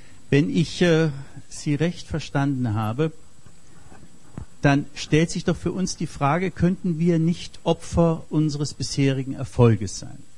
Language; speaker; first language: German; native; German